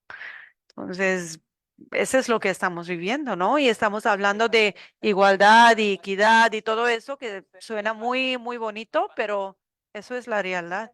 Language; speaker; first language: Spanish; non-native, learner; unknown